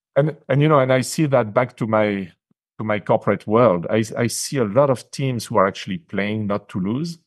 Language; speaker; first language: English; non-native, fluent; French